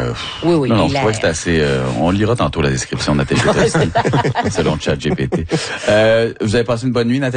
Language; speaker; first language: French; native; French